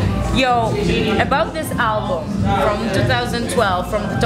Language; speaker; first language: English; non-native, fluent; Polish